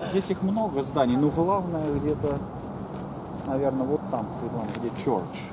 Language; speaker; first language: Russian; native; Russian